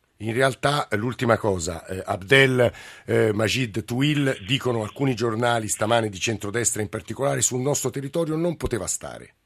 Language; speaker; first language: Italian; native; Italian